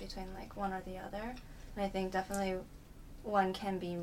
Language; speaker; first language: English; native; English